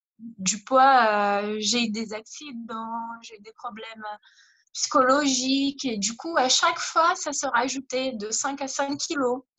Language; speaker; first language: French; non-native, fluent; Portuguese